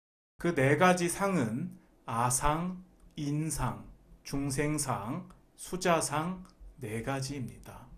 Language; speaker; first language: Korean; native; Korean